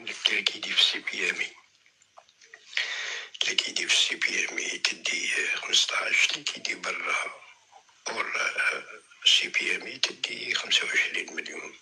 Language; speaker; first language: Arabic; native; Arabic